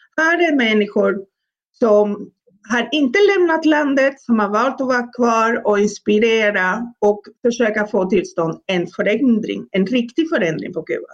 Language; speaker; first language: Swedish; non-native, fluent; Spanish